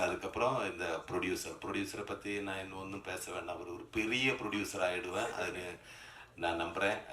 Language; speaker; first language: Tamil; non-native, learner; Malayalam